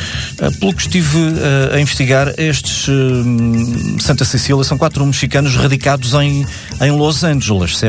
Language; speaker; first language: Portuguese; native; Portuguese